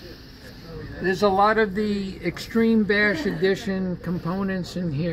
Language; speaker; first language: English; native; English